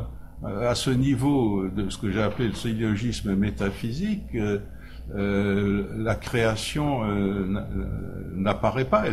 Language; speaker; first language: French; native; French